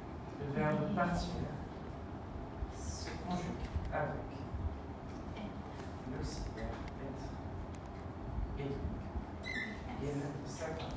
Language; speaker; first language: French; non-native, fluent; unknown